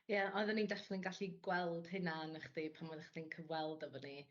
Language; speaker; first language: Welsh; native; Welsh